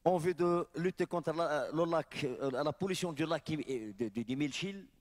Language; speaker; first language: French; non-native, local second language; Arabic